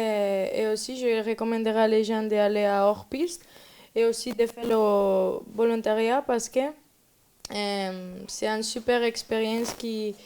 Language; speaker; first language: French; non-native, learner; Spanish